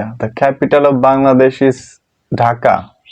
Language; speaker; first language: English; non-native, learner; Bangla